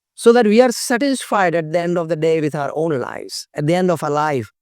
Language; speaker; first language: English; non-native, local second language; Gujarati